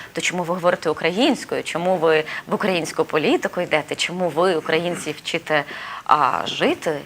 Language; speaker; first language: Ukrainian; native; Ukrainian